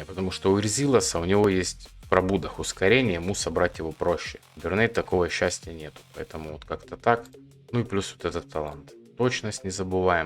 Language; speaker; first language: Russian; native; Russian